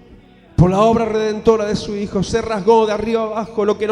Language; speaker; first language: Spanish; native; Spanish